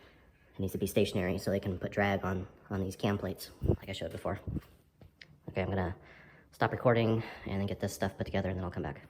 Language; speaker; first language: English; native; English